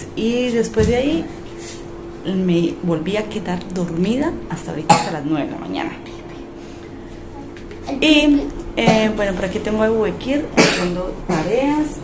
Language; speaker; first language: Spanish; native; Spanish